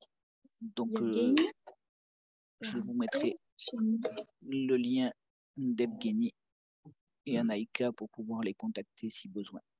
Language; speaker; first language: French; native; French